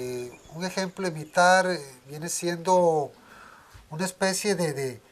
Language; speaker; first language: Spanish; native; Spanish